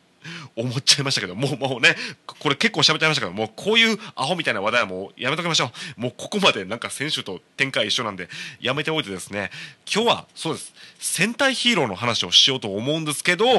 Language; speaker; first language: Japanese; native; Japanese